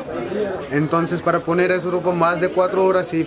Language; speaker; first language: Spanish; non-native, learner; Hindi